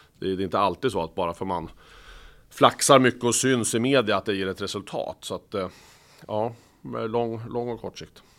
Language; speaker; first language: Swedish; native; Swedish